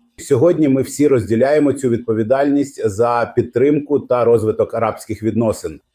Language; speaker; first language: Ukrainian; non-native, fluent; Arabic